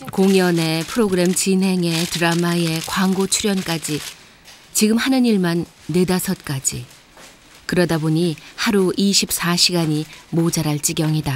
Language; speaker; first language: Korean; native; Korean